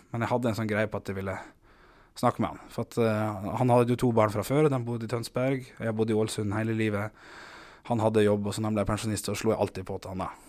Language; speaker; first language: Norwegian; native; Norwegian